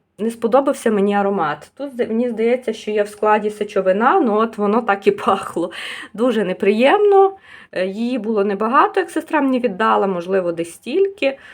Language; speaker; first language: Ukrainian; native; Ukrainian